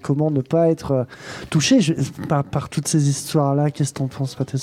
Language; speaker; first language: French; native; French